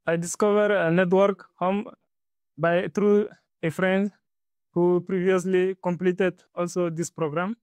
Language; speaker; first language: English; non-native, learner; Arabic